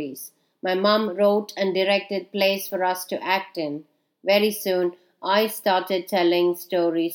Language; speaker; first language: English; non-native, local second language; Tamil